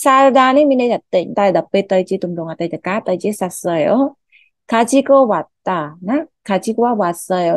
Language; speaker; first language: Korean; non-native, fluent; Khmer